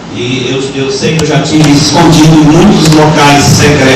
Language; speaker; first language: Portuguese; native; Portuguese